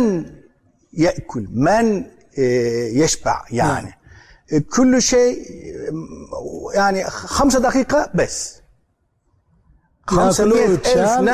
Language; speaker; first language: Arabic; non-native, learner; Turkish